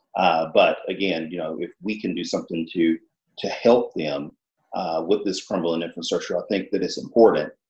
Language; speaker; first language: English; native; English